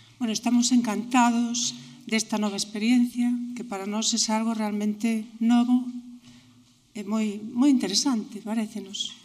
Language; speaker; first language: Galician; non-native, local second language; Spanish